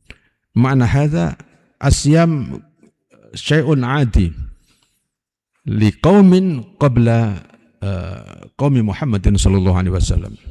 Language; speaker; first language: Arabic; non-native, fluent; Indonesian